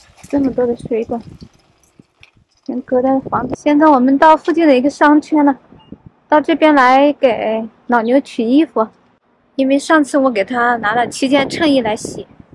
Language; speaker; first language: Chinese; native; Chinese